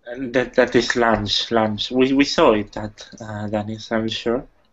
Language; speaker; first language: English; non-native, fluent; Italian